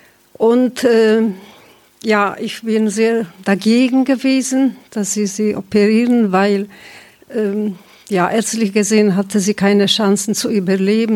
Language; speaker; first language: German; non-native, fluent; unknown